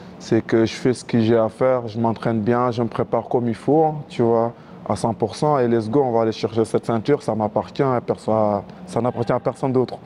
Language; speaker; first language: French; non-native, local second language; Wolof